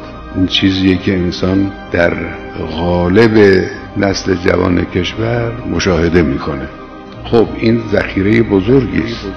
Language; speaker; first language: Persian; native; Persian